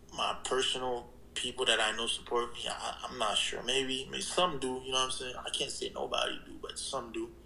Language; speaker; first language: English; early bilingual, other home language; Haitian Creole